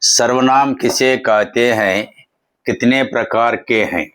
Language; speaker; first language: Hindi; non-native, local second language; Telugu